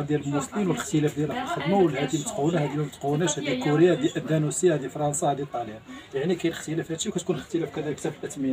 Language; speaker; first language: Arabic; native; Arabic